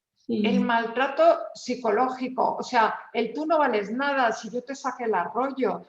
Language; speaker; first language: Spanish; native; Spanish